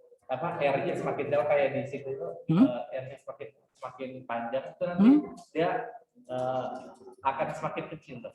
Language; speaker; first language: Indonesian; native; Indonesian